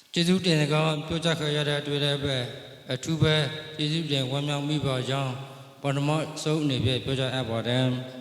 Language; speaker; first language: Burmese; native; Burmese